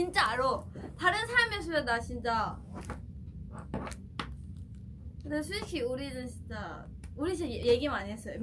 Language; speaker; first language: Korean; non-native, fluent; Thai